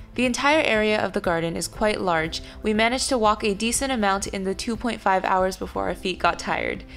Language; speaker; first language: English; non-native, fluent; Chinese